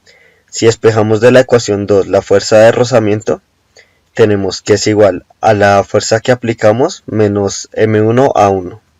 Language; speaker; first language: Spanish; native; Spanish